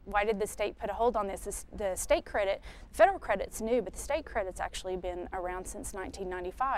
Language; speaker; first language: English; native; English